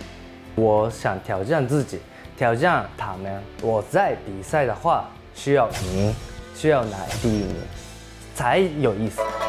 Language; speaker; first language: Chinese; non-native, learner; Japanese